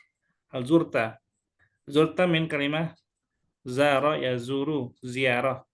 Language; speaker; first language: Arabic; non-native, fluent; Indonesian